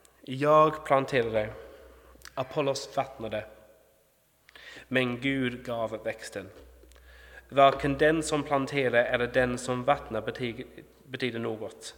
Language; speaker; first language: Swedish; non-native, fluent; English